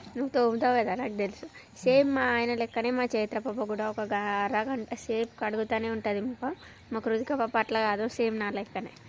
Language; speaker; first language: Telugu; native; Telugu